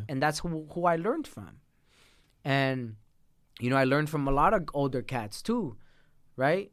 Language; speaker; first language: English; early bilingual, other home language; Spanish